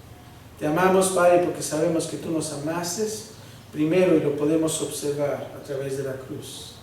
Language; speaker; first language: Spanish; early bilingual, heritage; Spanish